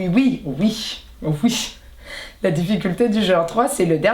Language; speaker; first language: French; native; French